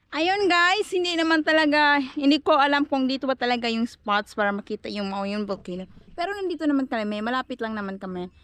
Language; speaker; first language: Filipino; non-native, local second language; Cebuano